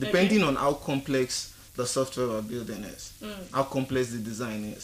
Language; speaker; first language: English; non-native, local second language; Yoruba